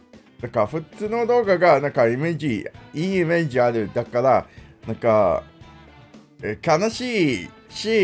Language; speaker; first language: Japanese; non-native, learner; English